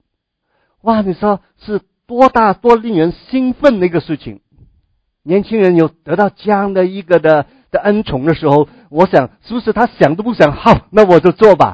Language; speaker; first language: Chinese; native; Chinese